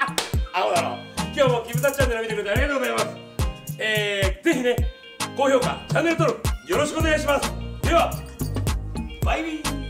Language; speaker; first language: Japanese; native; Japanese